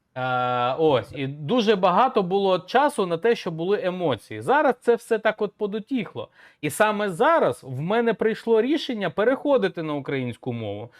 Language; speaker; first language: Ukrainian; non-native, local second language; Russian